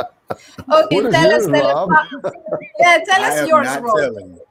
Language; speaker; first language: English; non-native, fluent; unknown